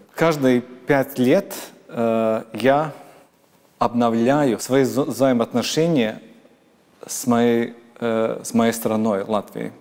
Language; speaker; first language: Russian; non-native, local second language; Latvian